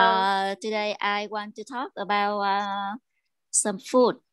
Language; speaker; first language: English; non-native, learner; Vietnamese